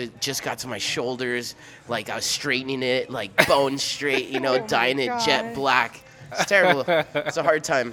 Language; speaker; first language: English; early bilingual, other home language; Spanish